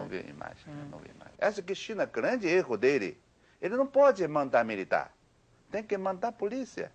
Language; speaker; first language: Portuguese; non-native, learner; Chinese